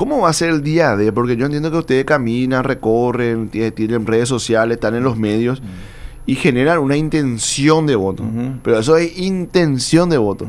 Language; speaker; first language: Spanish; native; Spanish